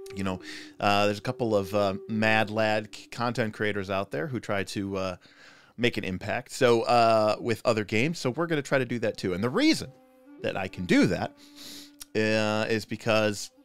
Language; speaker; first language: English; native; English